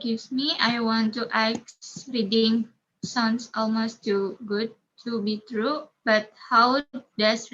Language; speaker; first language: English; non-native, learner; Indonesian